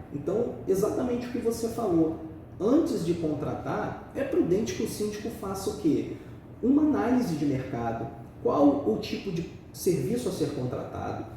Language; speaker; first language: Portuguese; native; Portuguese